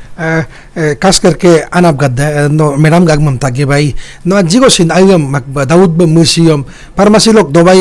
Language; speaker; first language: Hindi; non-native, local second language; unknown